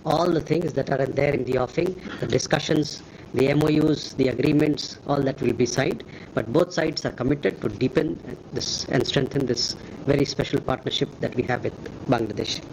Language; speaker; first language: English; non-native, local second language; Hindi